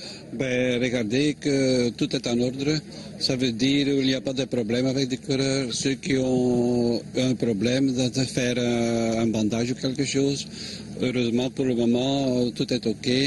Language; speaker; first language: French; non-native, local second language; Dutch